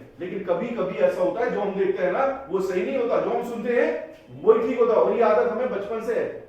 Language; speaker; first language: Hindi; native; Hindi